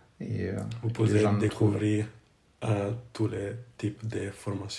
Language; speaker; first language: French; non-native, learner; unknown